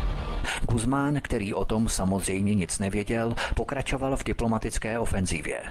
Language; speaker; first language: Czech; native; Czech